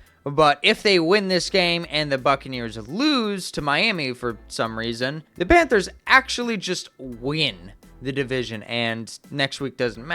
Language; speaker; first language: English; native; English